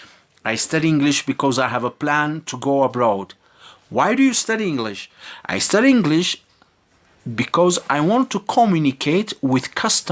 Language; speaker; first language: English; non-native, fluent; Amharic